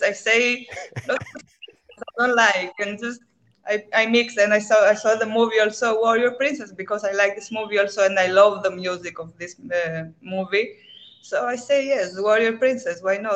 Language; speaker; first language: English; non-native, learner; Greek